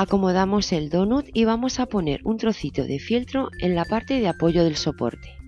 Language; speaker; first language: Spanish; native; Spanish